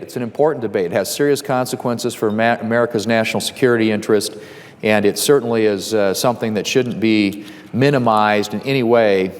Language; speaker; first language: English; native; English